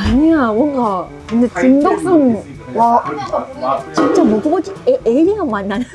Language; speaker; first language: Korean; non-native, fluent; Japanese